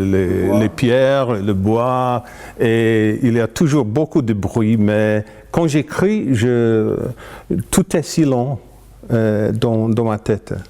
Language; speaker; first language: French; non-native, fluent; English